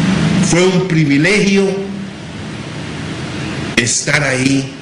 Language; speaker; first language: Spanish; non-native, local second language; English